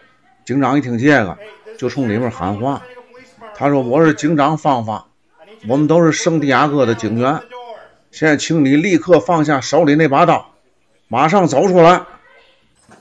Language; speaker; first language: Chinese; native; Chinese